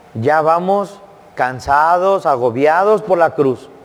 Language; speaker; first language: Spanish; native; Spanish